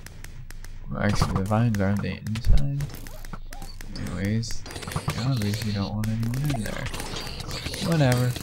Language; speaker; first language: English; native; English